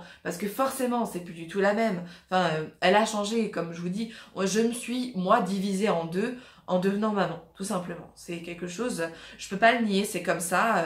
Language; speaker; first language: French; native; French